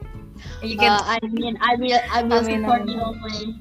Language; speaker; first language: English; non-native, learner; Indonesian